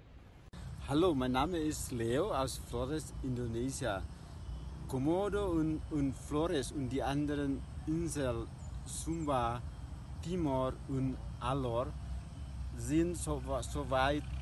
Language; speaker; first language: German; non-native, fluent; Indonesian